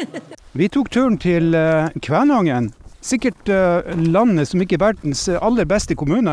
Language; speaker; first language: Norwegian; native; Norwegian